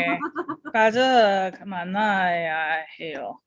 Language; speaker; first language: Korean; non-native, learner; English